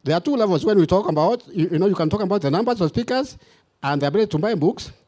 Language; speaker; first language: English; non-native, local second language; Swahili